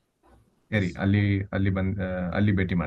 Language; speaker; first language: Kannada; non-native, learner; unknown